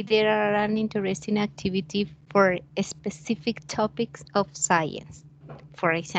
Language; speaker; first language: English; non-native, fluent; Spanish